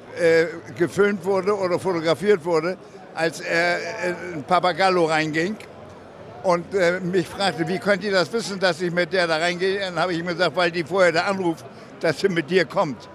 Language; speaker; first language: German; native; German